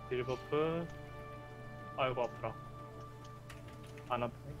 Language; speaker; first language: Korean; native; Korean